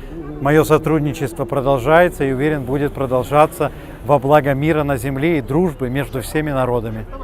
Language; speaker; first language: Russian; native; Russian